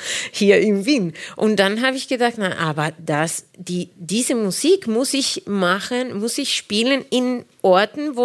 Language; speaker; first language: German; non-native, fluent; Spanish